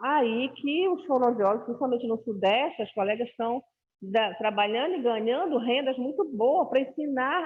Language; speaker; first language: Portuguese; native; Portuguese